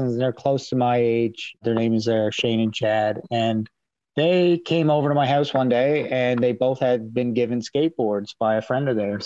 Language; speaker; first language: English; native; English